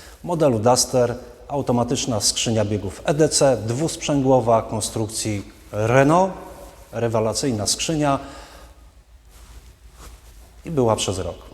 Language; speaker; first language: Polish; native; Polish